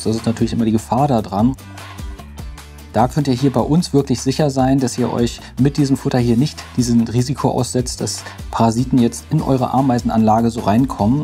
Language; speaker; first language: German; native; German